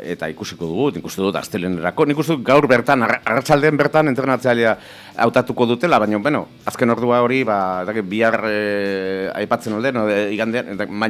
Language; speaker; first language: Basque; native; Basque